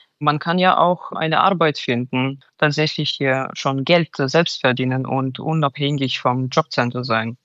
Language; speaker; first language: German; non-native, fluent; Russian